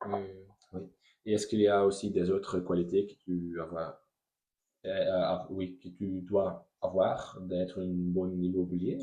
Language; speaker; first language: French; non-native, learner; Dutch